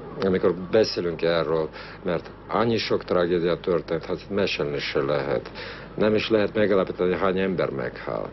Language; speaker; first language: Hungarian; non-native, fluent; Armenian